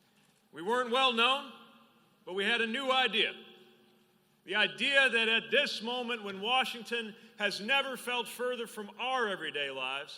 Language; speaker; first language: English; native; English